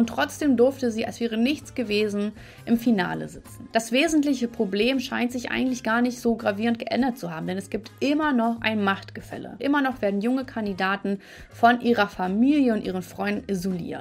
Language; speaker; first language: German; native; German